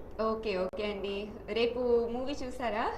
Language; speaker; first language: Telugu; non-native, learner; Tamil